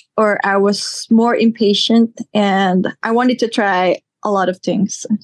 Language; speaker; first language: English; non-native, local second language; Filipino